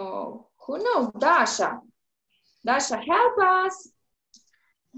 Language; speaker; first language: Russian; native; Russian